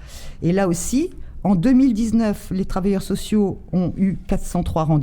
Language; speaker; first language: French; native; French